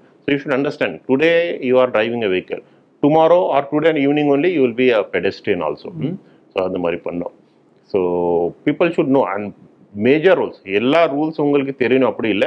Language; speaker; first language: Tamil; non-native, fluent; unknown